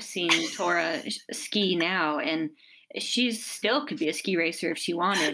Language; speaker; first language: English; native; English